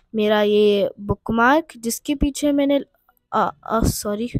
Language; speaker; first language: Hindi; non-native, local second language; Urdu